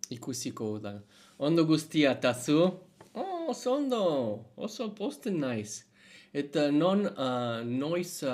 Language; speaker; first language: Basque; non-native, learner; English